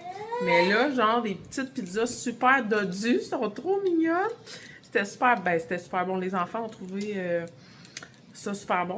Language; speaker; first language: French; native; French